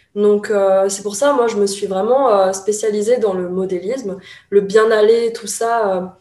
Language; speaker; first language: French; early bilingual, other home language; Chinese